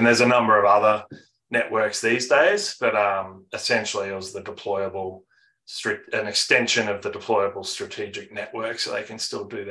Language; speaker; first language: English; native; English